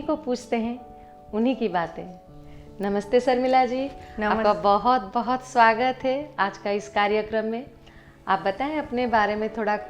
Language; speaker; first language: Hindi; native; Hindi